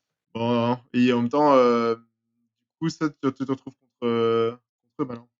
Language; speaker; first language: French; native; French